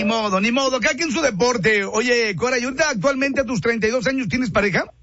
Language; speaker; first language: Spanish; native; Spanish